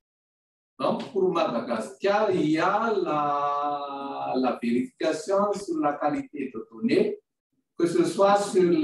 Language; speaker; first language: French; non-native, local second language; Malagasy